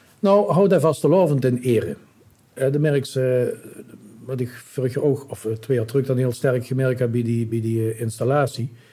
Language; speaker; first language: Dutch; non-native, local second language; Limburgish